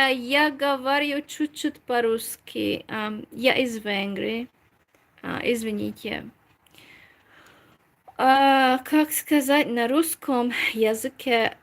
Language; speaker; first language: Russian; non-native, learner; Hungarian